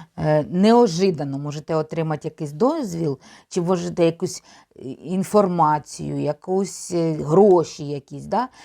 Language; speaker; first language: Ukrainian; non-native, local second language; Russian